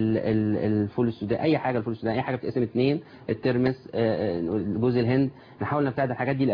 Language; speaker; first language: Arabic; native; Arabic